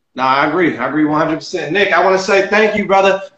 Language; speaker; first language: English; native; English